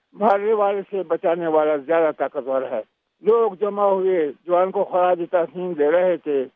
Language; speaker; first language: Urdu; non-native, local second language; Pashto